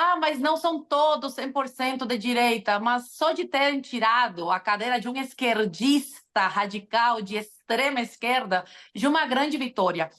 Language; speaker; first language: Portuguese; non-native, fluent; Spanish